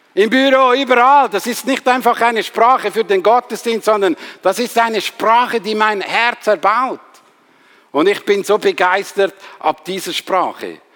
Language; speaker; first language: German; native; German